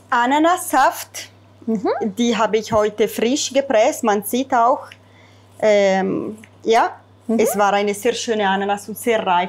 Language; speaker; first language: German; non-native, fluent; Italian